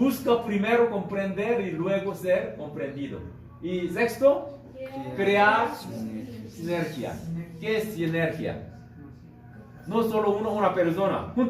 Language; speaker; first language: Spanish; non-native, learner; Korean